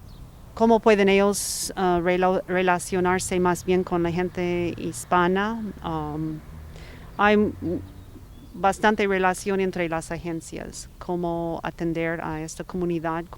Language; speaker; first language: Spanish; non-native, fluent; English